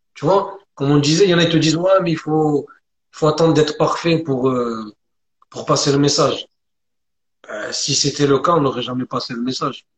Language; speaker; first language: French; early bilingual, other home language; Arabic